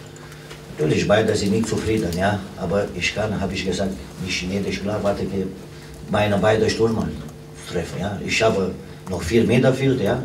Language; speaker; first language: German; non-native, fluent; Romanian